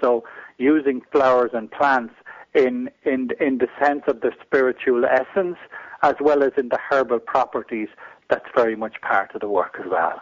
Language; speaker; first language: English; native; English